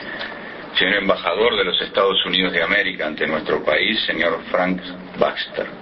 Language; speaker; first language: Spanish; native; Spanish